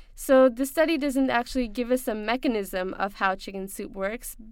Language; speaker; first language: English; non-native, local second language; Urdu